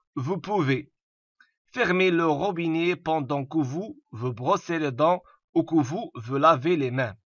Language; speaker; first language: French; non-native, local second language; Arabic